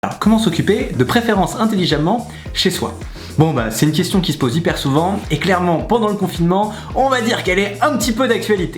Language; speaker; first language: French; native; French